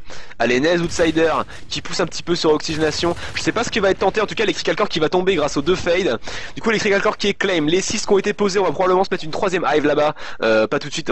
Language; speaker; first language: French; native; French